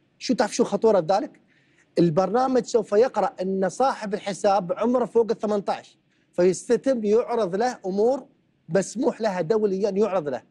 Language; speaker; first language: Arabic; native; Arabic